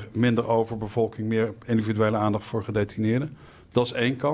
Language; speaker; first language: Dutch; native; Dutch